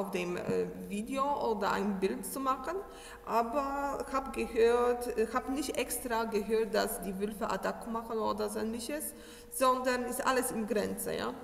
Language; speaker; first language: German; non-native, learner; Polish